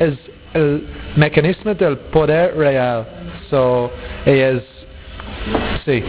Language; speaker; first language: Spanish; non-native, learner; English